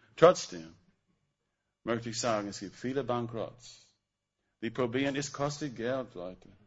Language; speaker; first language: German; non-native, fluent; English